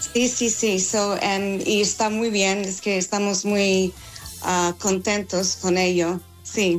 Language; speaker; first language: Spanish; non-native, fluent; English